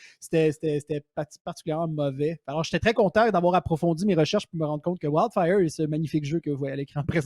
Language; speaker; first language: French; native; French